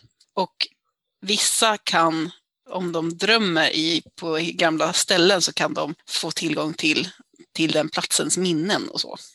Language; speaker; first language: Swedish; native; Swedish